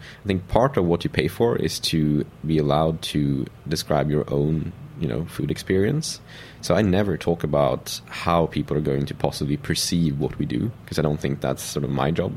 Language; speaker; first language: English; non-native, fluent; Swedish